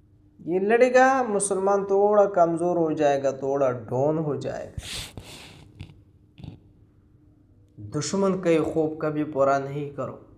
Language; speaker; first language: Hindi; non-native, local second language; Pashto